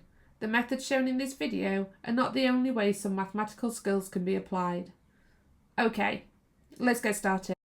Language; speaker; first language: English; native; English